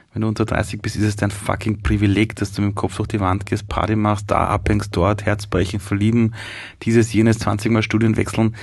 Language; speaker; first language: German; early bilingual, other home language; Persian